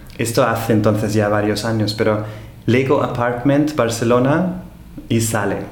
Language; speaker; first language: Spanish; non-native, fluent; German